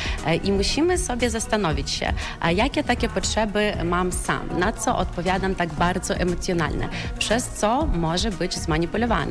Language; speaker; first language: Polish; non-native, fluent; Ukrainian